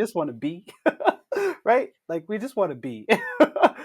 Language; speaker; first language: English; native; English